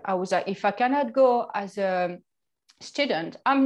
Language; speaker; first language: English; non-native, fluent; French